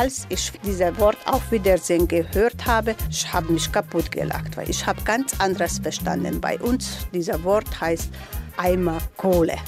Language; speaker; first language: German; non-native, learner; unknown